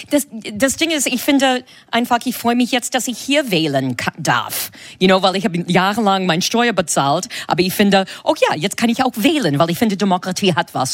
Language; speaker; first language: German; non-native, fluent; English